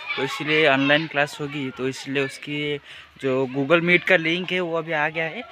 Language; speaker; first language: Hindi; non-native, local second language; Odia